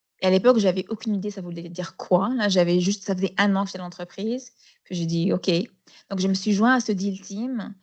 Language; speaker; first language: French; non-native, local second language; Arabic